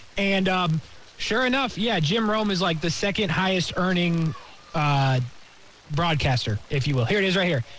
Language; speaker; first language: English; native; English